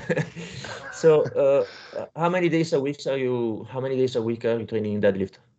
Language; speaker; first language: English; non-native, fluent; Italian